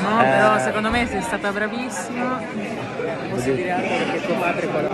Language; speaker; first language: Italian; native; Italian